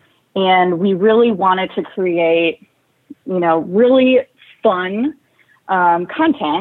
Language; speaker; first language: English; native; English